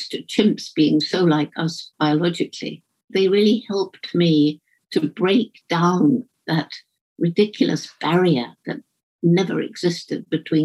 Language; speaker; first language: English; native; English